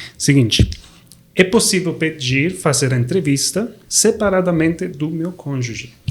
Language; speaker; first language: Portuguese; non-native, fluent; Spanish